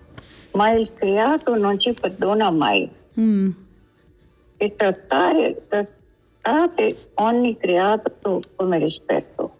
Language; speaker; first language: Italian; non-native, learner; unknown